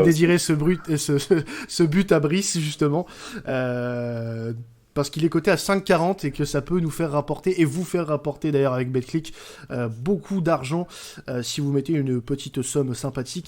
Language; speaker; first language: French; native; French